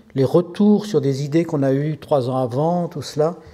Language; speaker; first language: French; native; French